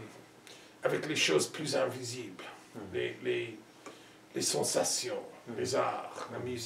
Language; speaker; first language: French; non-native, learner; English